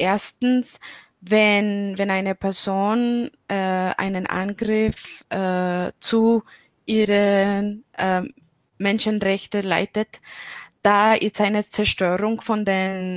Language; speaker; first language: German; non-native, fluent; Spanish